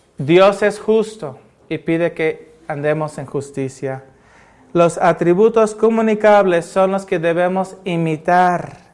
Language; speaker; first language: Spanish; early bilingual, heritage; Spanish